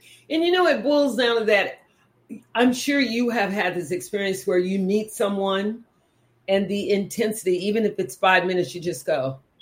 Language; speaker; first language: English; native; English